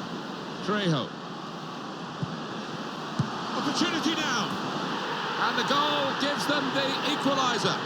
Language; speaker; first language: English; native; English